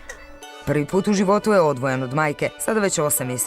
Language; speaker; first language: Croatian; native; Croatian